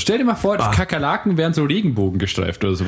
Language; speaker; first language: German; native; German